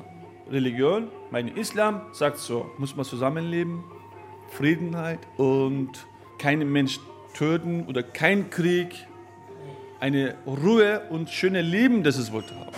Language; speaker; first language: German; non-native, learner; Turkish